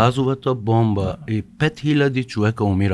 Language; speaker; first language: Bulgarian; non-native, fluent; Persian